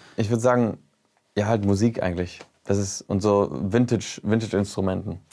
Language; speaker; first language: German; early bilingual, heritage; German